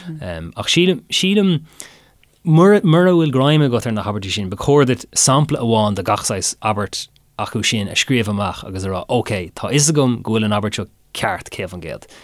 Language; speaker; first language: Irish; non-native, local second language; English